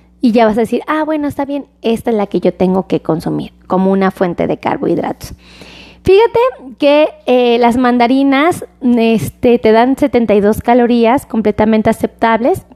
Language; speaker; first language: Spanish; native; Spanish